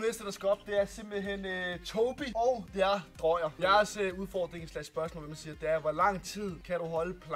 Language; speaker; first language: Danish; native; Danish